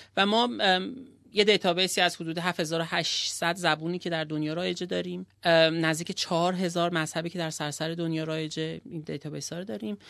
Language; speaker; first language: Persian; native; Persian